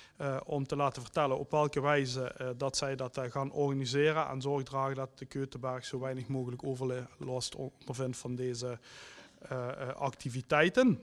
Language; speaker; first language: Dutch; native; Dutch